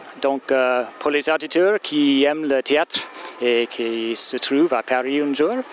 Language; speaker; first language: French; non-native, fluent; English